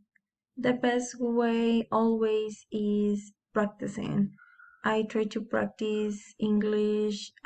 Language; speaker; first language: English; non-native, learner; Spanish